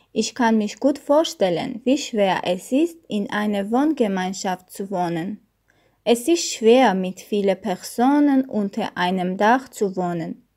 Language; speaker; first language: German; non-native, learner; Armenian